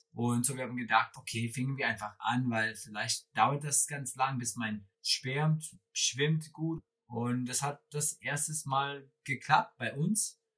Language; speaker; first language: German; non-native, fluent; English